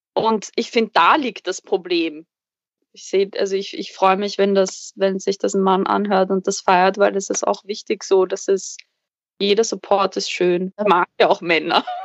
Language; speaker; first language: German; native; German